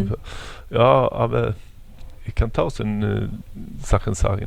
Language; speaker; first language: German; non-native, fluent; Swedish